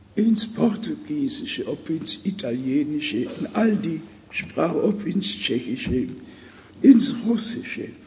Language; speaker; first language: German; native; German